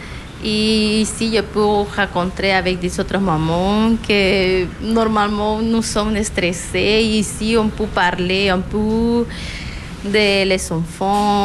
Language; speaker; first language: French; non-native, learner; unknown